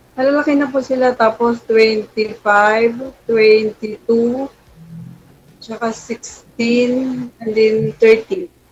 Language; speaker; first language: Filipino; non-native, local second language; Pangasinan